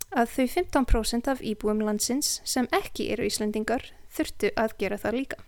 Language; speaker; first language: Icelandic; non-native, fluent; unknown